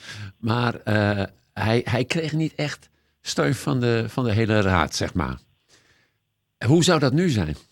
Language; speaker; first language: Dutch; native; Dutch